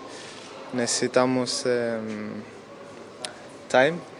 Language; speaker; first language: Spanish; non-native, learner; Danish